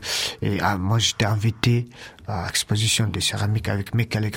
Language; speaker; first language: French; non-native, learner; Mongolian